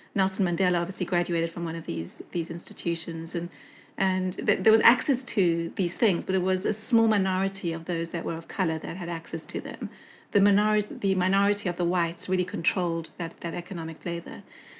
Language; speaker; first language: English; native; English